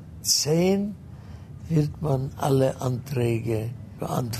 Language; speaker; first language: German; non-native, fluent; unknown